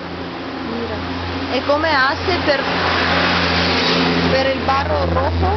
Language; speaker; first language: Spanish; non-native, learner; Italian